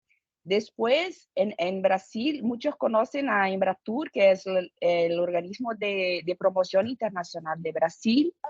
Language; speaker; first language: Spanish; non-native, fluent; Portuguese